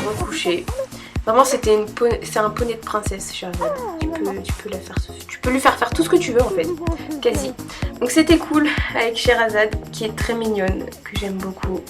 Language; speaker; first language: French; native; French